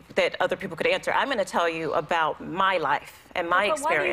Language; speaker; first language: English; native; English